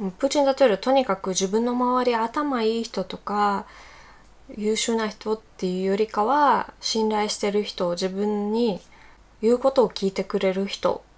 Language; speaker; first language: Japanese; non-native, fluent; Russian